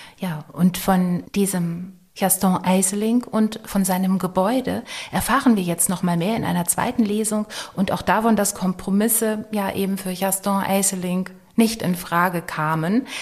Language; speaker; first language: German; native; German